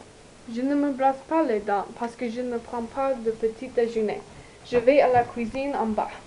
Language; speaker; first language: French; non-native, learner; English